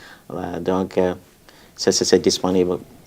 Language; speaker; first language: French; non-native, fluent; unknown